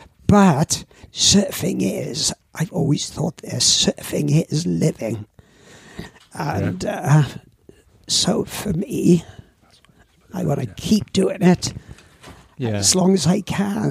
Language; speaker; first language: English; native; English